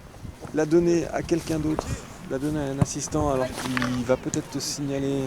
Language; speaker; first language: French; native; French